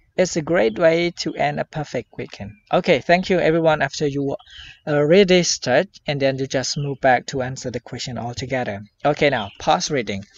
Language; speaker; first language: English; non-native, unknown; Khmer